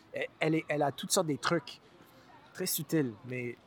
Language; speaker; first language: French; non-native, local second language; English